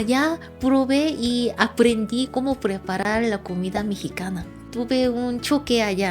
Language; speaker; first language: Spanish; non-native, learner; Korean